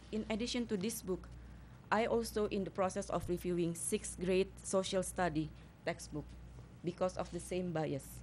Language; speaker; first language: English; non-native, fluent; Indonesian